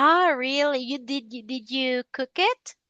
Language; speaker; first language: English; non-native, local second language; Filipino